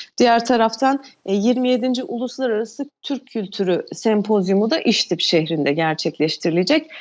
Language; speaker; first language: Turkish; non-native, local second language; Albanian